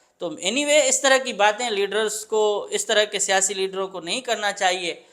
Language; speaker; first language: Urdu; non-native, local second language; Sindhi